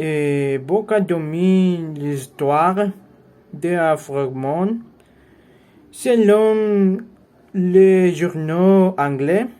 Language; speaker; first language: French; non-native, learner; Spanish